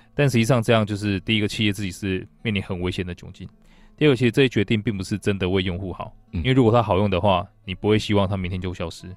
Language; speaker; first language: Chinese; non-native, local second language; English